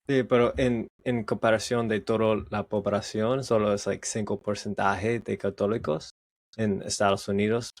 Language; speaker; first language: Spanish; non-native, learner; English